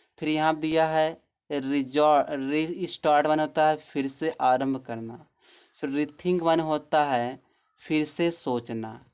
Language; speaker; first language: Hindi; native; Hindi